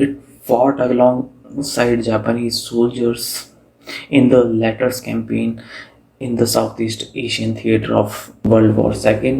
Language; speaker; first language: English; non-native, local second language; Hindi